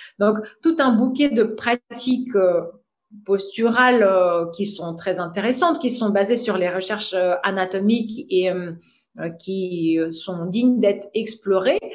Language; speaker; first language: French; non-native, fluent; Russian